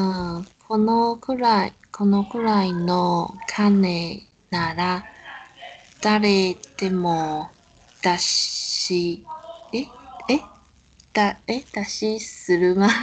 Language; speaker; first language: Japanese; non-native, learner; Chinese